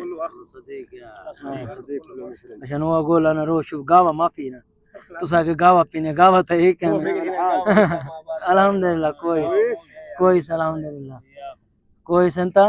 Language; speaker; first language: Arabic; non-native, learner; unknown